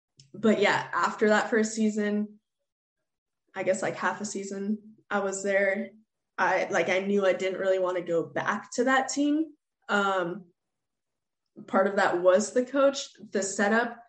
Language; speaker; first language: English; native; English